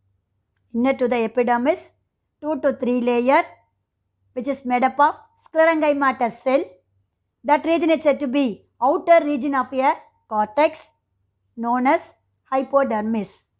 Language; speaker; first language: English; non-native, local second language; Tamil